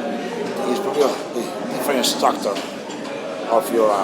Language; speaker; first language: English; non-native, learner; Italian